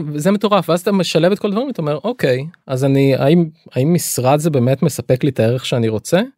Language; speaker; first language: Hebrew; native; Hebrew